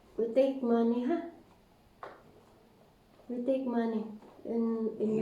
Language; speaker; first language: English; non-native, learner; Filipino